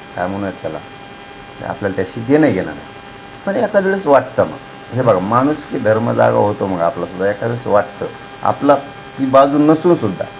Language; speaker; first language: Marathi; native; Marathi